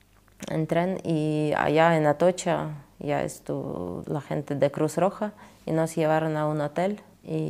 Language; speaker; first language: Spanish; non-native, fluent; Ukrainian